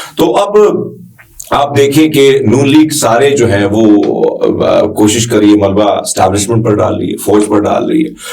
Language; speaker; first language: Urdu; non-native, local second language; Pashto